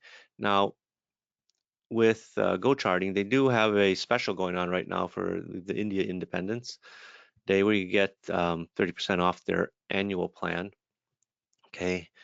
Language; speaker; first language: English; native; English